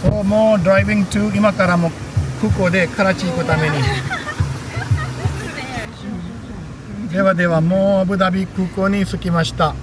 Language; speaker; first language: Japanese; non-native, fluent; Urdu